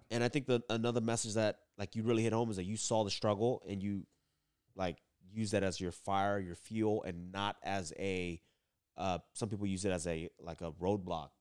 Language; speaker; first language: English; early bilingual, other home language; Vietnamese